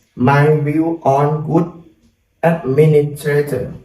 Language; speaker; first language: English; non-native, learner; Thai